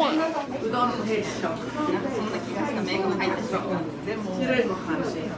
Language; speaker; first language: Japanese; native; Japanese